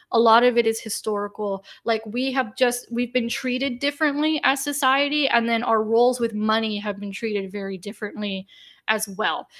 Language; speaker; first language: English; native; English